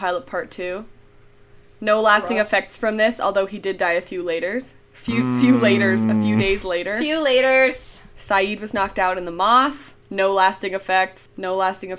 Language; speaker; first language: English; native; English